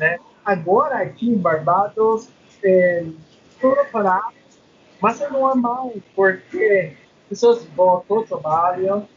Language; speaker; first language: Portuguese; non-native, learner; English